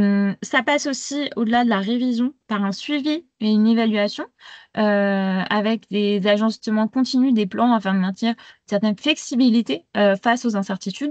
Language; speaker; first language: French; native; French